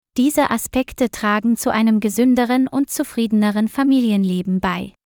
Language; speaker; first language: German; non-native, learner; Vietnamese